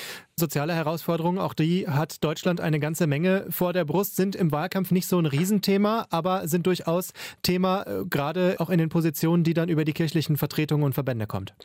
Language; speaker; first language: German; native; German